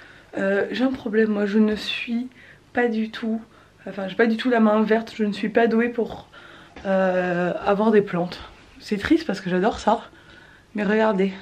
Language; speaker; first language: French; native; French